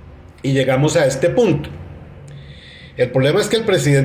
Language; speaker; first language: Spanish; native; Spanish